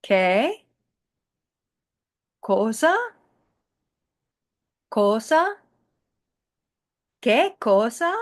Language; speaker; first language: Italian; non-native, fluent; English